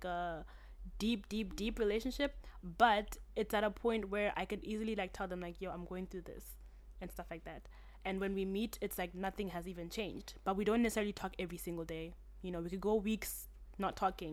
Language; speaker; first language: English; native; English